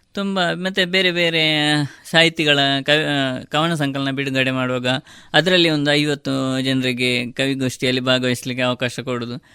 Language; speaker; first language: Kannada; non-native, local second language; Tulu